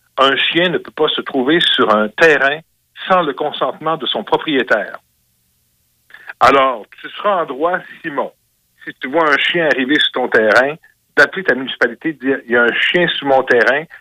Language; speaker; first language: French; native; French